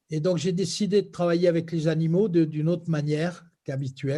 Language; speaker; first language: French; native; French